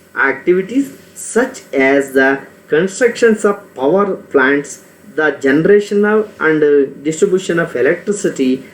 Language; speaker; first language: English; non-native, local second language; Kannada